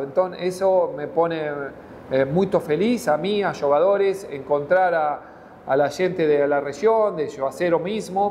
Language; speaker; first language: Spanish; non-native, fluent; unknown